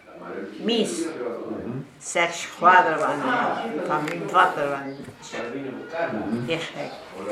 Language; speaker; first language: German; early bilingual, heritage; German